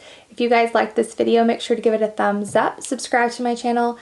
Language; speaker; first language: English; native; English